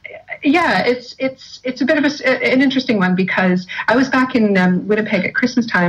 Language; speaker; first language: English; native; English